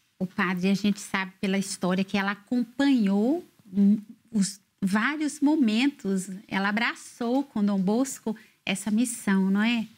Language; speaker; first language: Portuguese; native; Portuguese